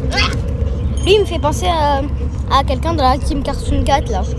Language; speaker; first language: French; native; French